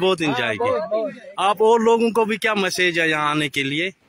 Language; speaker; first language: Hindi; non-native, local second language; Kashmiri